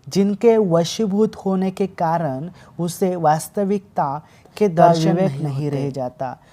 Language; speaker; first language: Hindi; non-native, local second language; Marathi